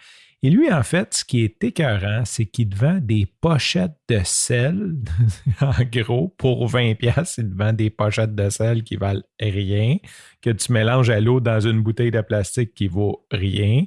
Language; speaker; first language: French; native; French